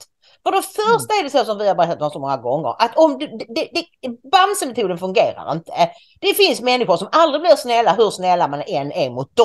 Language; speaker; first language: Swedish; native; Swedish